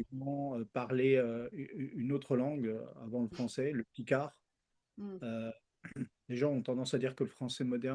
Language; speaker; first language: French; early bilingual, other home language; Spanish